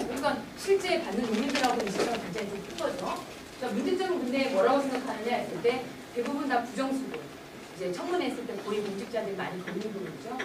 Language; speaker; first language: Korean; native; Korean